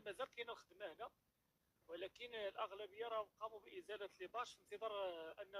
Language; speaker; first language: Arabic; native; Arabic